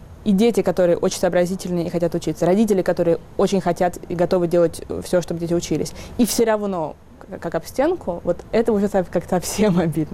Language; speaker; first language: Russian; native; Russian